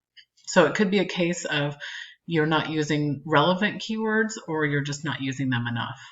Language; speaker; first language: English; native; English